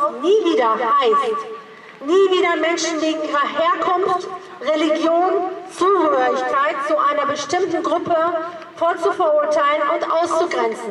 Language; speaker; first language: German; early bilingual, other home language; Persian